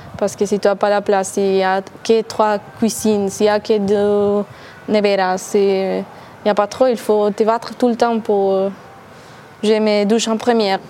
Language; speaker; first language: French; non-native, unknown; Spanish